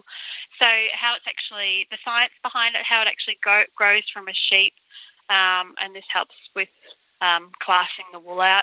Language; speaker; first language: English; native; English